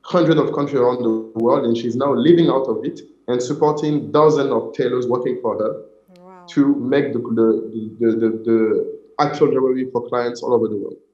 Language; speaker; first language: English; non-native, fluent; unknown